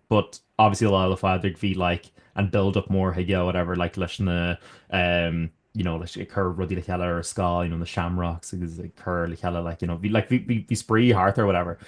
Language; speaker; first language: Irish; native; Irish